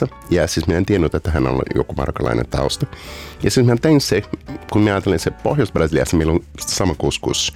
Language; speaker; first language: Finnish; non-native, learner; Portuguese